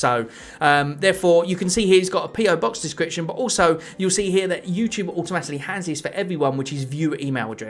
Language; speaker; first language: English; native; English